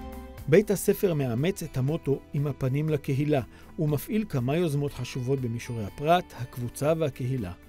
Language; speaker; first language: Hebrew; native; Hebrew